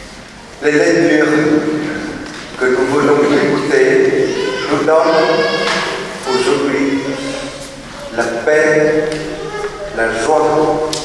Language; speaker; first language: French; non-native, fluent; Vietnamese